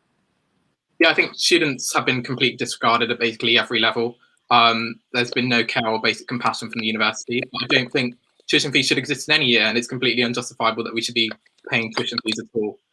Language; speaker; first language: English; native; English